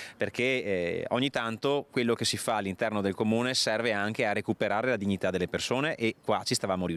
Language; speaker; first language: Italian; native; Italian